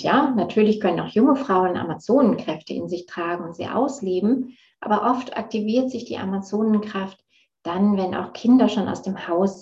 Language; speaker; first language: German; native; German